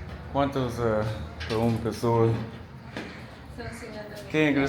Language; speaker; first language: Portuguese; non-native, learner; English